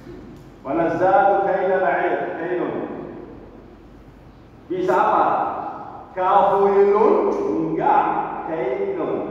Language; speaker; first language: Indonesian; non-native, learner; Arabic